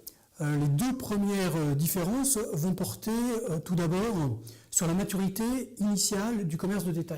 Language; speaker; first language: French; native; French